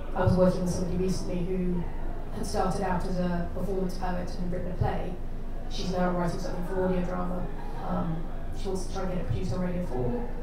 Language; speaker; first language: English; native; English